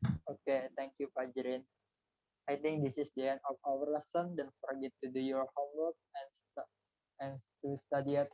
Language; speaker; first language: English; non-native, learner; Indonesian